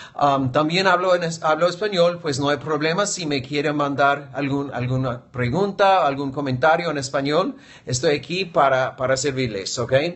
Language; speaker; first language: Spanish; non-native, fluent; English